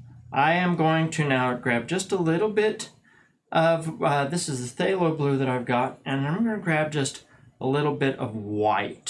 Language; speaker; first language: English; native; English